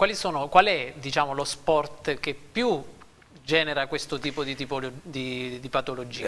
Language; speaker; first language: Italian; native; Italian